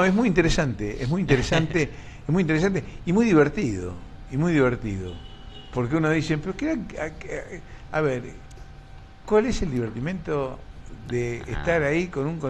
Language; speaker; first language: Spanish; native; Spanish